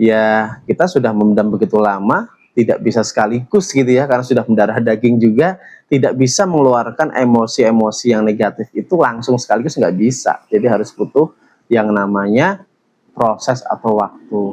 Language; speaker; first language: Indonesian; native; Indonesian